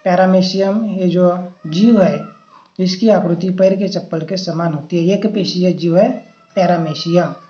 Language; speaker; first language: Hindi; non-native, local second language; Marathi